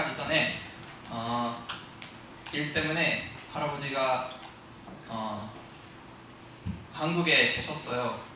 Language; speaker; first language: Korean; non-native, fluent; English